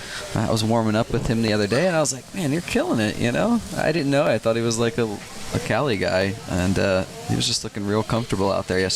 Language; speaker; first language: English; native; English